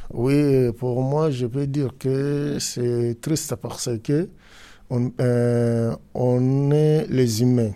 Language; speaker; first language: French; non-native, learner; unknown